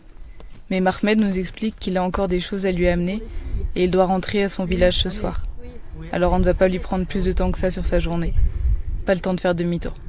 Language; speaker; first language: French; native; French